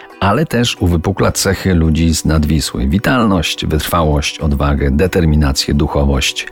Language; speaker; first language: Polish; native; Polish